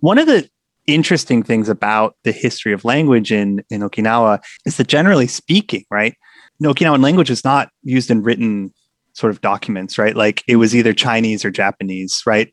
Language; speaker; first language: English; native; English